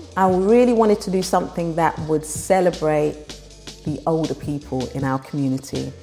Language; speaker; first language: English; native; English